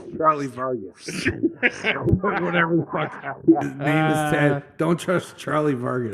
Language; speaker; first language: English; native; English